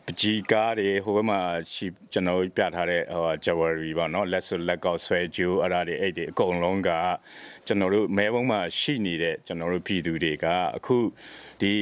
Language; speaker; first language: Burmese; native; Burmese